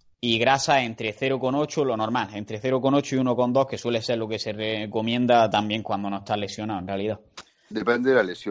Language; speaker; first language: Spanish; native; Spanish